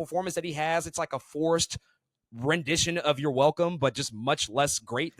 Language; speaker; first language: English; native; English